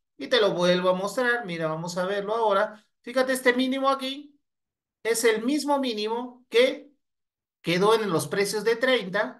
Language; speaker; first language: Spanish; native; Spanish